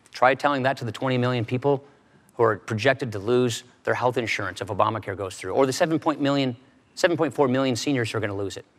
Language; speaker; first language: English; native; English